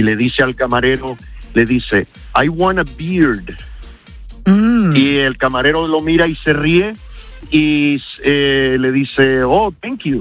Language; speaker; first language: Spanish; early bilingual, heritage; Spanish